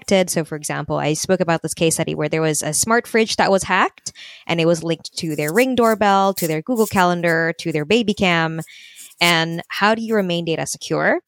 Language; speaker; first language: English; native; English